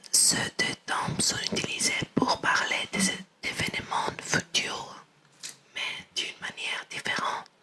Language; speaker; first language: French; non-native, learner; English